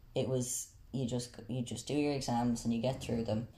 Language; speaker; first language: English; native; English